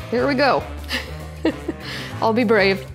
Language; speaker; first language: English; native; English